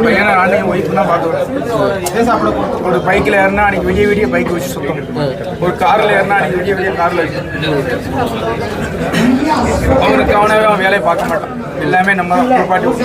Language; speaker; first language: Tamil; native; Tamil